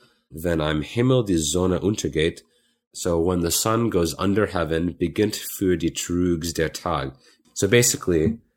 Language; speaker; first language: German; non-native, fluent; English